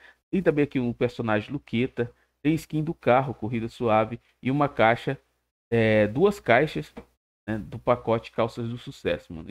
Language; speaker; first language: Portuguese; native; Portuguese